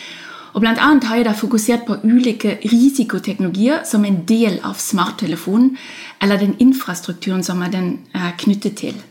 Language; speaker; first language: Norwegian; non-native, fluent; German